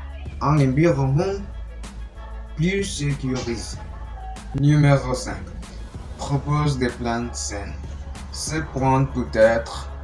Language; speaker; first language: French; non-native, learner; Spanish